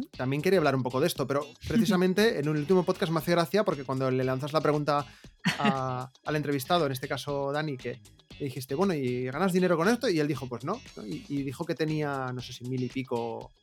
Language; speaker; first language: Spanish; native; Spanish